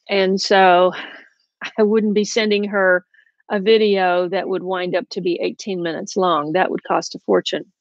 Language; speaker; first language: English; native; English